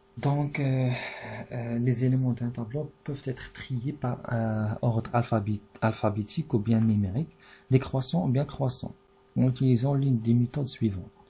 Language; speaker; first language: French; non-native, local second language; Arabic